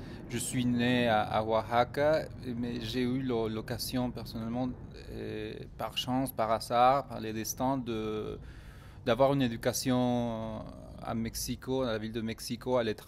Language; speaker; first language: French; non-native, fluent; Spanish